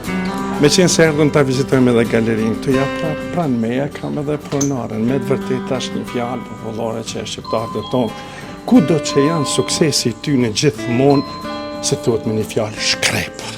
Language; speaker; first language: Albanian; native; Albanian